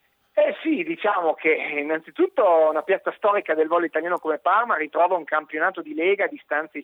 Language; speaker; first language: Italian; native; Italian